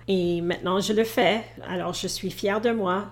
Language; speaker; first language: French; non-native, local second language; English